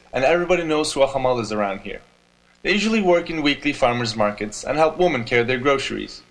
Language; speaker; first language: English; non-native, fluent; Turkish